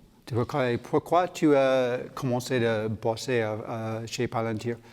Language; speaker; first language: French; non-native, learner; English